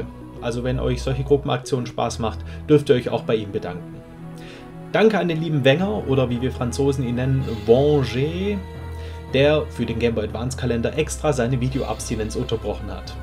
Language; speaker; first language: German; native; German